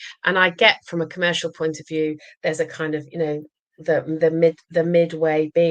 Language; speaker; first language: English; native; English